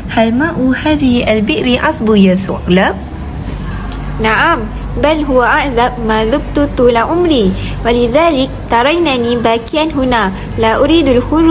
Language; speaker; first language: Arabic; non-native, learner; Malay